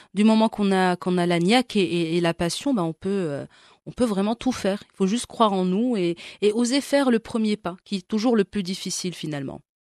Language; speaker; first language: French; non-native, local second language; Arabic